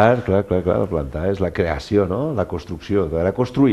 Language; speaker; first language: Catalan; native; Catalan